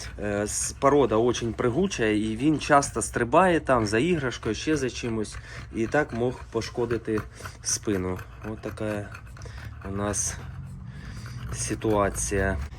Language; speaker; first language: Ukrainian; non-native, local second language; Russian